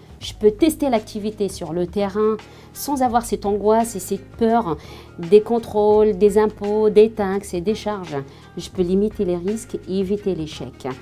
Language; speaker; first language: French; non-native, local second language; Arabic